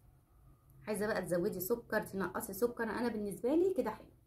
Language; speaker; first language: Arabic; native; Arabic